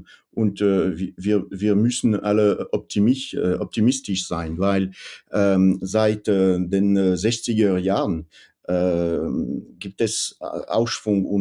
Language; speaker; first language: German; non-native, fluent; French